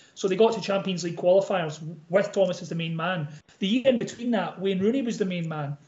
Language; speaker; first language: English; native; English